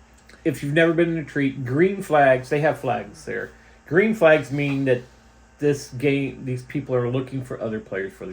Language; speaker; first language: English; native; English